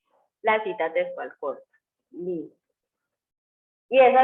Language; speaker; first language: Spanish; native; Spanish